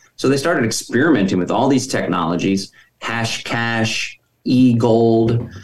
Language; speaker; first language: English; native; English